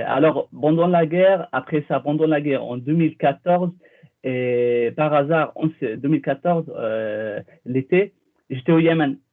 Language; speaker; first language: French; non-native, fluent; Arabic